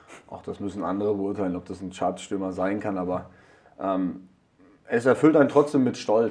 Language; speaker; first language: German; native; German